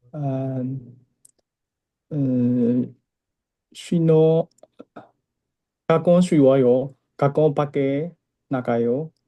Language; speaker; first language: Korean; non-native, learner; Burmese